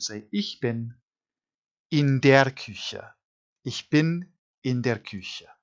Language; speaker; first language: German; non-native, fluent; English